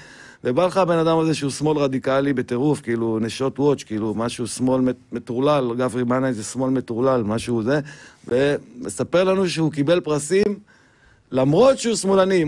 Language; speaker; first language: Hebrew; native; Hebrew